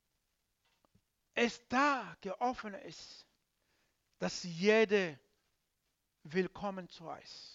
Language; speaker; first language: German; non-native, learner; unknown